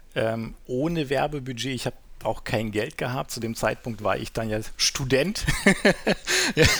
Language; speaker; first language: German; native; German